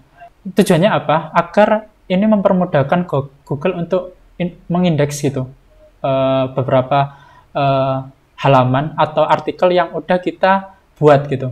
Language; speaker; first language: Indonesian; native; Indonesian